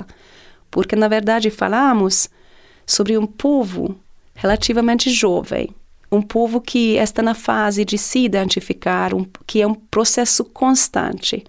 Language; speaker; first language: Portuguese; non-native, fluent; Hungarian